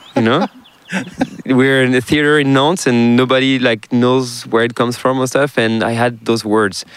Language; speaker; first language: English; non-native, fluent; French